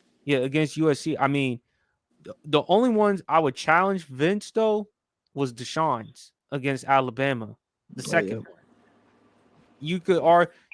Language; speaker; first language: English; native; English